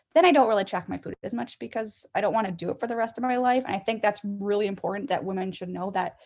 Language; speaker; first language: English; native; English